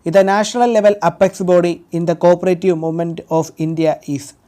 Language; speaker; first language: English; non-native, local second language; Malayalam